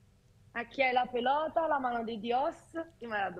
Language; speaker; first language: Spanish; non-native, fluent; Italian